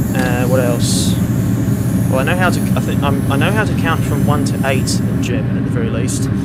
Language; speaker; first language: English; native; English